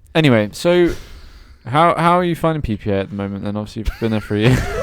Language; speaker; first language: English; native; English